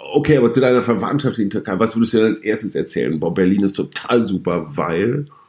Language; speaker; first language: German; native; German